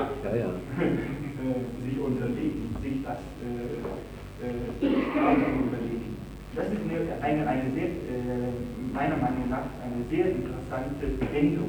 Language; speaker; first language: German; non-native, fluent; Italian